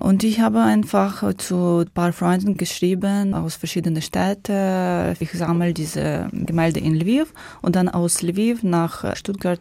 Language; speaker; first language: German; non-native, learner; Ukrainian